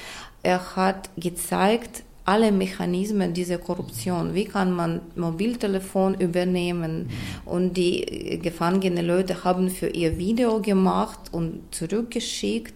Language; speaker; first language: German; non-native, fluent; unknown